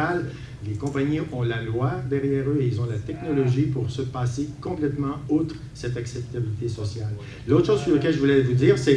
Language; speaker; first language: French; native; French